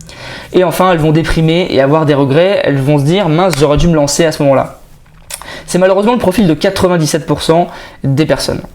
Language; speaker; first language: French; native; French